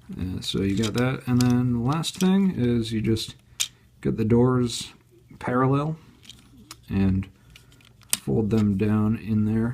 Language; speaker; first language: English; native; English